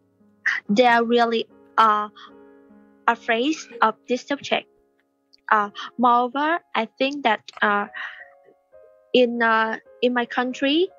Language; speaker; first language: English; non-native, learner; Vietnamese